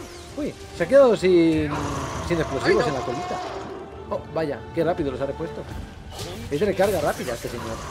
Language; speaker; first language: Spanish; native; Spanish